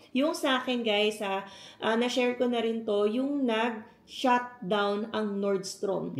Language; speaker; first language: Filipino; native; Filipino